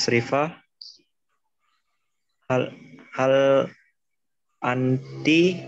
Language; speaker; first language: Arabic; non-native, learner; Indonesian